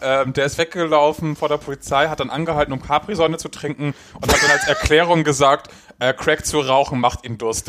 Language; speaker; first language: German; native; German